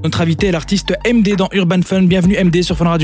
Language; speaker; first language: French; native; French